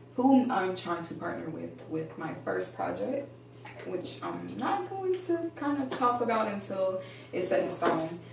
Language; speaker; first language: English; native; English